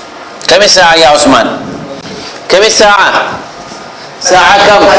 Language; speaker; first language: Arabic; non-native, fluent; Urdu